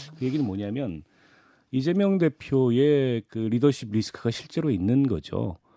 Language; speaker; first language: Korean; native; Korean